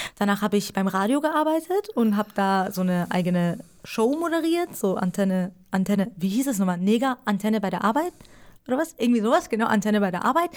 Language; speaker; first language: German; early bilingual, other home language; Persian